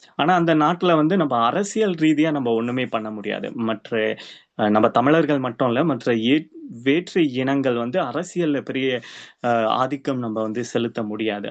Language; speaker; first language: Tamil; early bilingual, heritage; Tamil